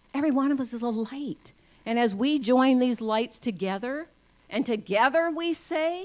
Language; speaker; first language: English; native; English